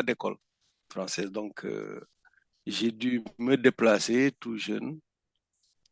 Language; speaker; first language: French; non-native, local second language; Fula